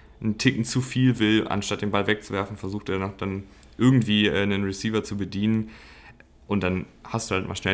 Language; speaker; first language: German; native; German